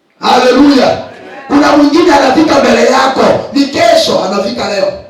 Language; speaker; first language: Swahili; non-native, local second language; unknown